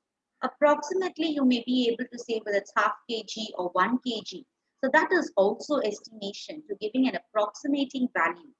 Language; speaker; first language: English; non-native, local second language; Tamil